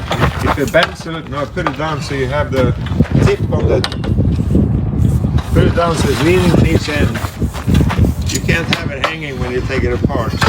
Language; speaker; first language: English; non-native, fluent; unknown